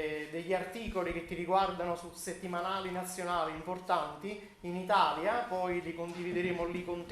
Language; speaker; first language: Italian; native; Italian